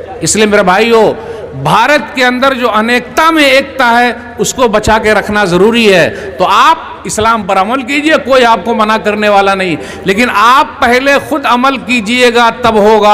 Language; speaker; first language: Hindi; native; Hindi